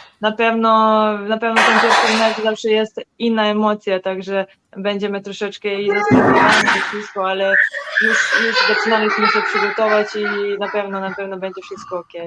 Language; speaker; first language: Polish; non-native, learner; Serbian